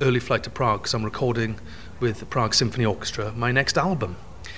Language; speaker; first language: English; native; English